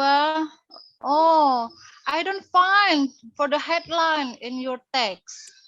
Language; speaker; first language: English; non-native, learner; Indonesian